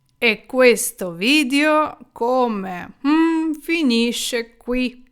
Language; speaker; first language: Italian; non-native, fluent; Ukrainian